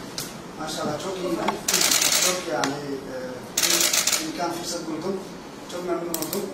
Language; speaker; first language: Turkish; non-native, fluent; Somali